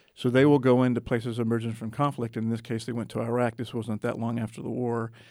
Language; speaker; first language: English; native; English